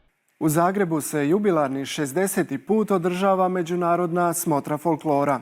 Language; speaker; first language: Croatian; native; Croatian